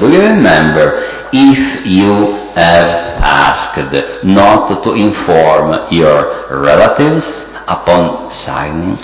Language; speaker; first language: English; non-native, fluent; Italian